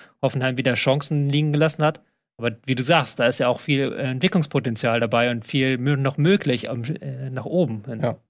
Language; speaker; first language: German; native; German